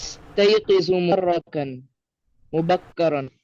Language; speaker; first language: Arabic; non-native, learner; Urdu